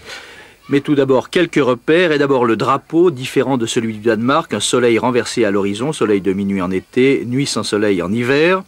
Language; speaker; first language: French; native; French